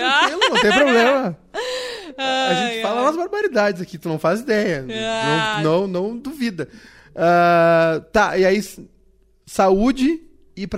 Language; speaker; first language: Portuguese; native; Portuguese